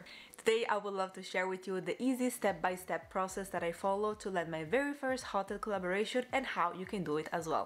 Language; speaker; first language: English; non-native, fluent; Italian